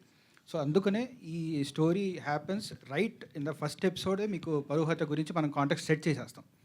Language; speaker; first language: Telugu; native; Telugu